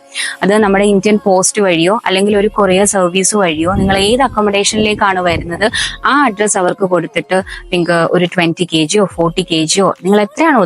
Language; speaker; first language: Malayalam; native; Malayalam